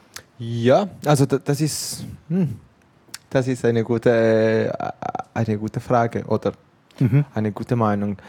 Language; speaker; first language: German; non-native, local second language; Italian